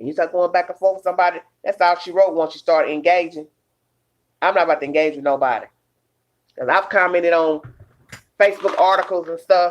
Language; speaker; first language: English; native; English